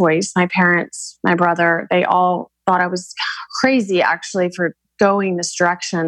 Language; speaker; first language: English; native; English